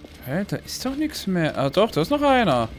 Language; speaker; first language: German; native; German